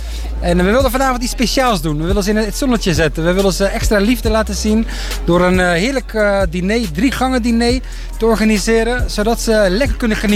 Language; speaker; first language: Dutch; native; Dutch